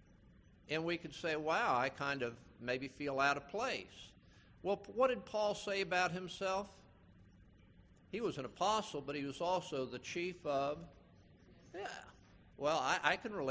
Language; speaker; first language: English; native; English